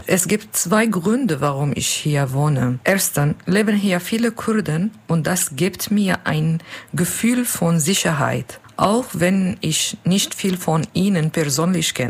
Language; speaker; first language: German; non-native, fluent; Kurdish